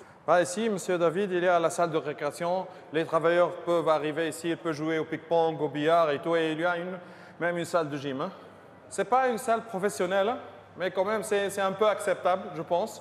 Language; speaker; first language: French; non-native, local second language; Arabic